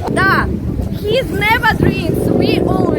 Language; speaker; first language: English; non-native, learner; Russian